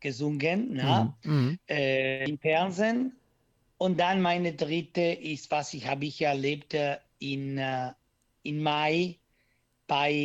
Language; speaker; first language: German; non-native, learner; Italian